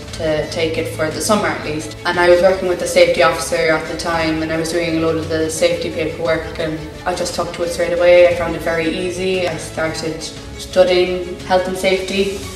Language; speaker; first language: English; native; English